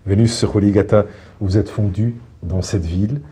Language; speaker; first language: French; non-native, local second language; Arabic